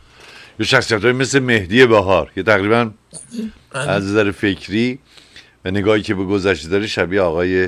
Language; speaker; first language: Persian; native; Persian